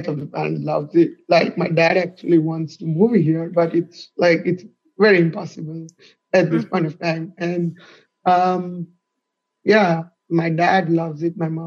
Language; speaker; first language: English; non-native, local second language; Gujarati